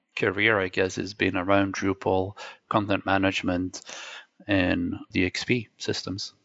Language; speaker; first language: English; non-native, fluent; Dutch